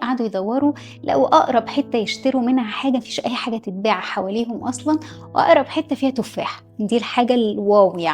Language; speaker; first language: Arabic; native; Arabic